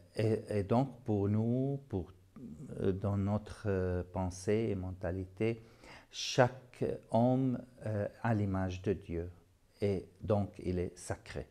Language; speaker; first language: French; non-native, local second language; Arabic